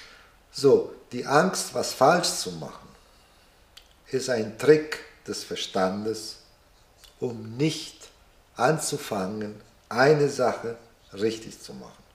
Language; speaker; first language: German; non-native, fluent; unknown